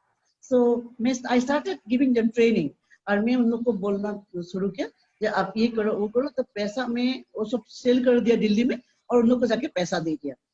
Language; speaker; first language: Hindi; non-native, local second language; Assamese